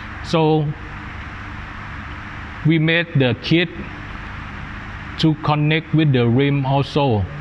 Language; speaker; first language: English; non-native, learner; Thai